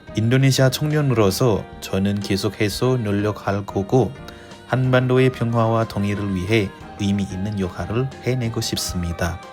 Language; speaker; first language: Korean; non-native, fluent; Indonesian